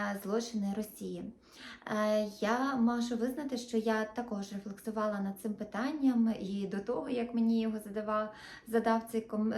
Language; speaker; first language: Ukrainian; non-native, local second language; Russian